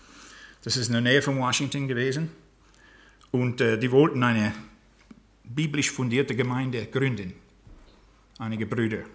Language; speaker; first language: German; non-native, fluent; English